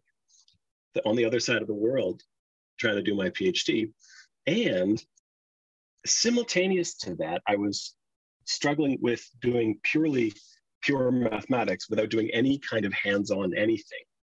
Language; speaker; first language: English; native; English